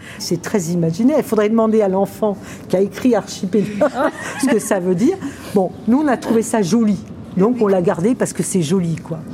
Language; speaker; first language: French; native; French